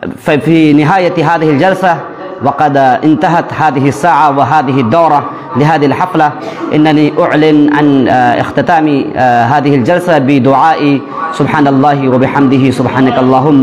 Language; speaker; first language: Arabic; non-native, fluent; Urdu